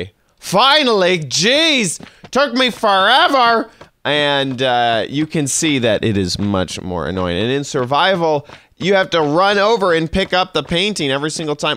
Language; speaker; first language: English; native; English